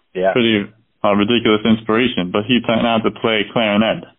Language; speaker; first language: English; native; English